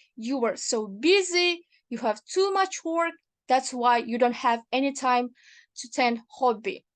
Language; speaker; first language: English; non-native, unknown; Kazakh